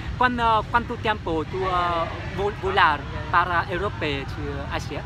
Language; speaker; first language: Italian; non-native, learner; Vietnamese